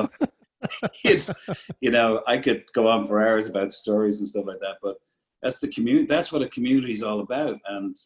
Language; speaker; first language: English; native; English